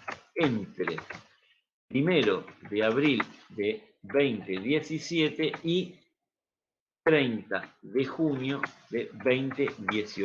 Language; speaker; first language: Spanish; native; Spanish